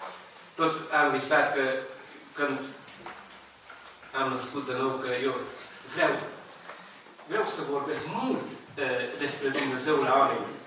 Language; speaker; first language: Romanian; non-native, learner; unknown